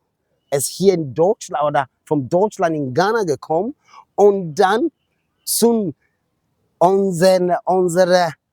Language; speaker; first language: German; non-native, fluent; Akan